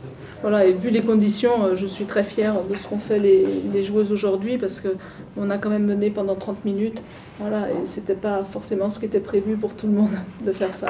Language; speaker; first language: French; native; French